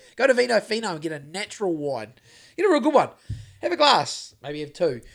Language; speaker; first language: English; native; English